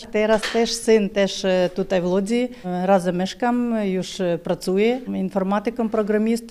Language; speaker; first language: Polish; non-native, learner; Ukrainian